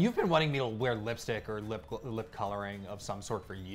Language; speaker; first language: English; native; English